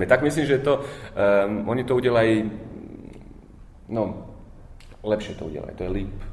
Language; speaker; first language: Czech; early bilingual, heritage; Czech